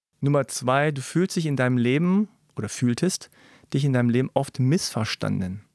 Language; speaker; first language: German; early bilingual, other home language; Korean